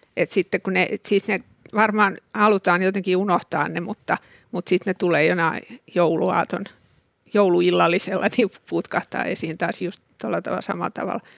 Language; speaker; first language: Finnish; native; Finnish